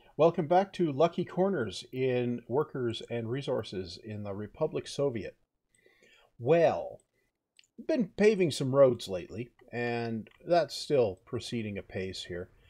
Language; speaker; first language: English; native; English